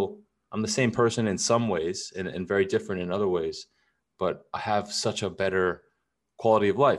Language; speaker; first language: English; native; English